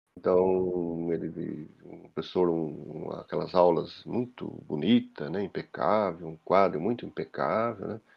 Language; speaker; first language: Portuguese; native; Portuguese